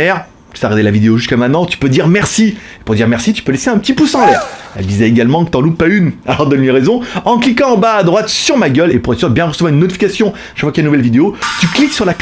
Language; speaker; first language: French; native; French